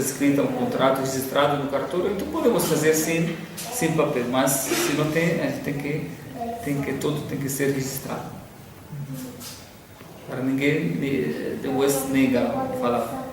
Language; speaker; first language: Portuguese; non-native, fluent; Arabic